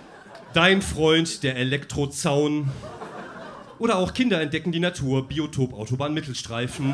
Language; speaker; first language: German; native; German